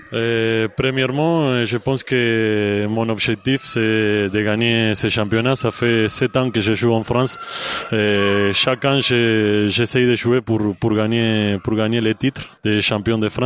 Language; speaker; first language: French; non-native, fluent; Spanish